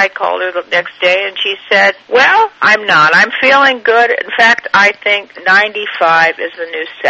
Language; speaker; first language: English; native; English